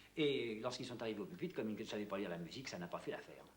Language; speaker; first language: French; native; French